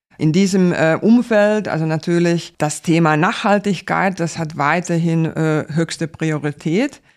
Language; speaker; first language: German; non-native, fluent; Finnish